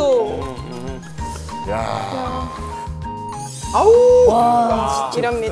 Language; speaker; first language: Korean; non-native, fluent; Estonian